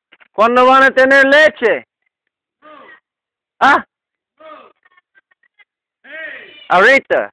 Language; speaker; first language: Spanish; non-native, learner; English